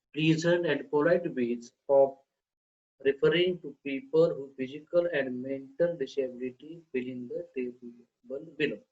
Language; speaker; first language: English; non-native, local second language; Marathi